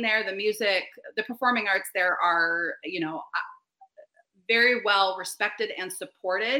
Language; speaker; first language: English; native; English